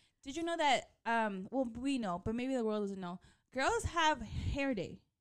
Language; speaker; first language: English; early bilingual, other home language; Spanish